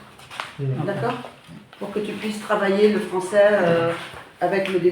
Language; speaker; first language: French; native; French